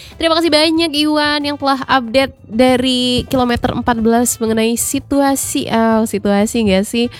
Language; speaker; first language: Indonesian; native; Indonesian